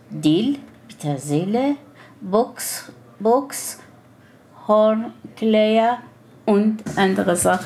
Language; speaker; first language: German; non-native, learner; Persian